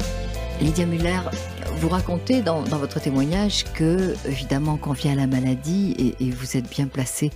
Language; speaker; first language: French; native; French